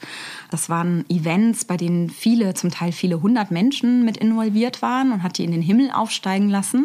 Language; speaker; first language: German; native; German